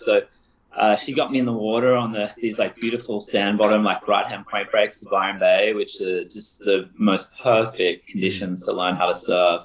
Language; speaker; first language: English; native; English